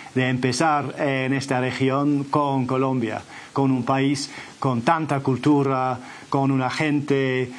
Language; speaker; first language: Spanish; non-native, fluent; English